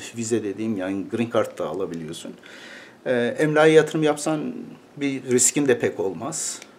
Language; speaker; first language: Turkish; native; Turkish